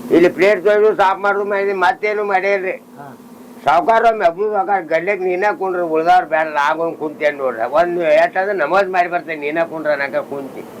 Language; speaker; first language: Kannada; native; Kannada